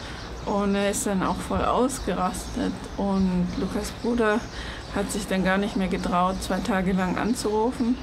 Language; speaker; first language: German; native; German